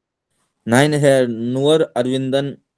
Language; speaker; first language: German; non-native, learner; Hindi